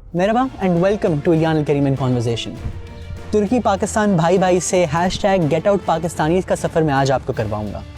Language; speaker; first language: Urdu; native; Urdu